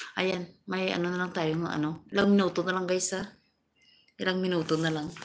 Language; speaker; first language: Filipino; non-native, local second language; Hiligaynon